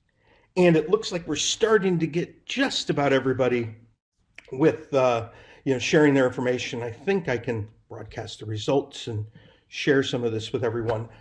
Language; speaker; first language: English; native; English